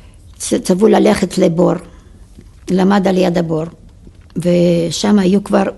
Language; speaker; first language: Hebrew; non-native, fluent; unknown